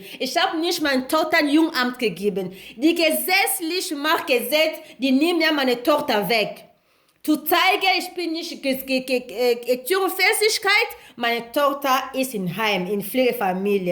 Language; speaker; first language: German; non-native, learner; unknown